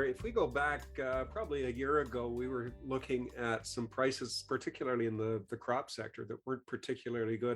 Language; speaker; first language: English; native; English